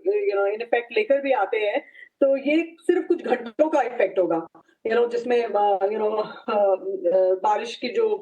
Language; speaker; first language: Hindi; native; Hindi